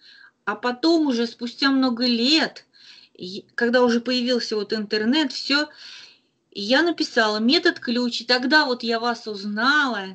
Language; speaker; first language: Russian; native; Russian